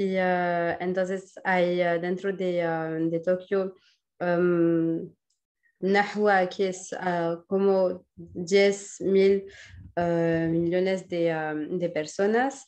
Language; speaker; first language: Spanish; non-native, learner; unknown